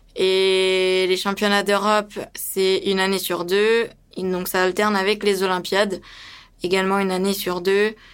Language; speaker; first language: French; early bilingual, other home language; Romanian